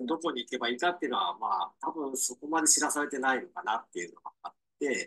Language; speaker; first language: Japanese; native; Japanese